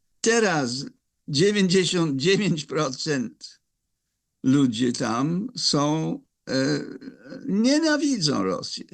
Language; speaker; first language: Polish; non-native, fluent; English